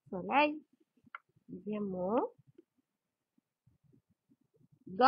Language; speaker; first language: French; non-native, fluent; Arabic